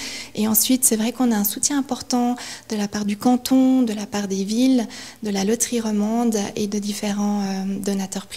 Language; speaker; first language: French; native; French